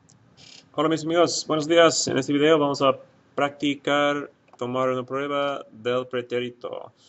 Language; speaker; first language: Spanish; non-native, fluent; English